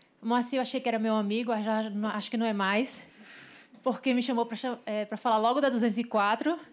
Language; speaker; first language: Portuguese; native; Portuguese